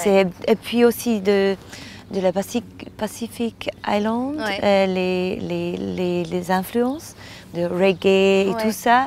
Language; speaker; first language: French; non-native, learner; German